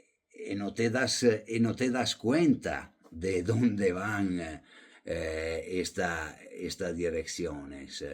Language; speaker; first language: Spanish; non-native, fluent; Italian